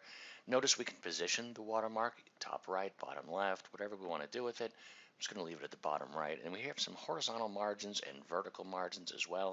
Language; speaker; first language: English; native; English